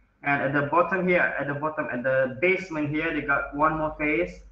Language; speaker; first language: English; non-native, local second language; Malay